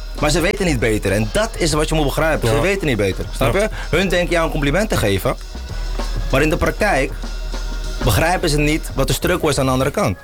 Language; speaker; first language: Dutch; early bilingual, other home language; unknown